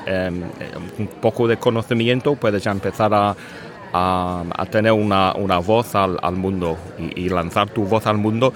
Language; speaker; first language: Spanish; non-native, fluent; English